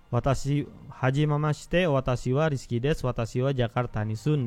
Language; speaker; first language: Japanese; non-native, fluent; Indonesian